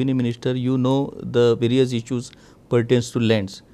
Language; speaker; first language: English; non-native, local second language; Marathi